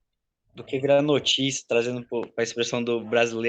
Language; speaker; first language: Portuguese; native; Portuguese